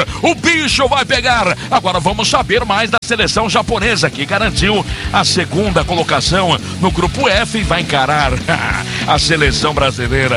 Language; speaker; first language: Portuguese; native; Portuguese